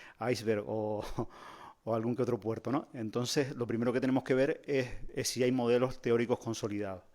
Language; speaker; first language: Spanish; native; Spanish